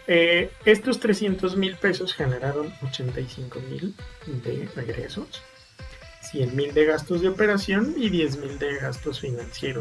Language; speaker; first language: Spanish; native; Spanish